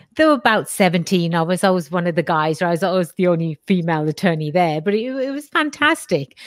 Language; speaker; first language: English; native; English